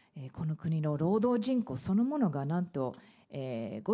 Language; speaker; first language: Japanese; non-native, fluent; English